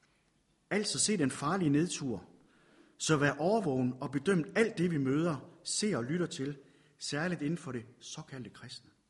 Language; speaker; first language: Danish; native; Danish